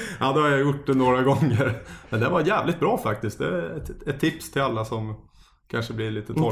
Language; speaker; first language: Swedish; native; Swedish